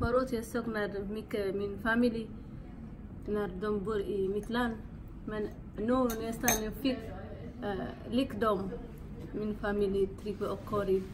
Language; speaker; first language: Swedish; non-native, learner; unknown